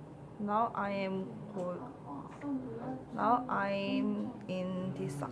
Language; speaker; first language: English; non-native, learner; Korean